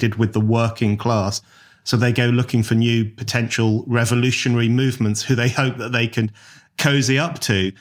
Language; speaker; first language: English; native; English